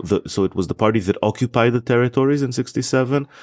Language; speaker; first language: English; non-native, fluent; Hebrew